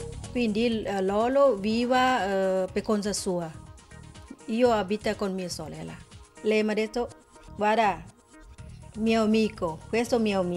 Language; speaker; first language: Italian; non-native, learner; Thai